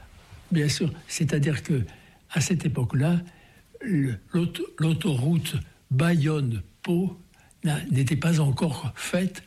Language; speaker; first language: French; native; French